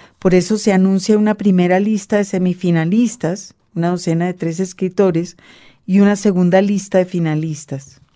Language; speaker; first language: Spanish; native; Spanish